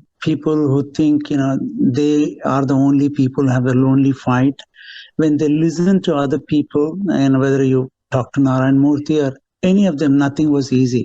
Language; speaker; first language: English; non-native, local second language; Telugu